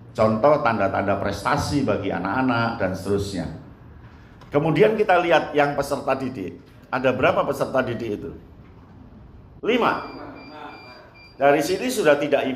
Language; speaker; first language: Indonesian; native; Indonesian